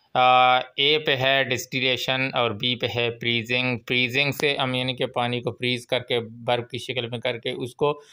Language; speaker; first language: Urdu; non-native, local second language; Pashto